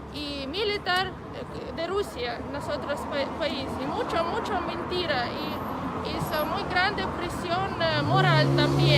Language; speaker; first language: Spanish; non-native, learner; Ukrainian